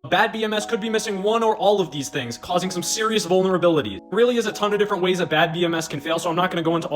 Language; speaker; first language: English; native; English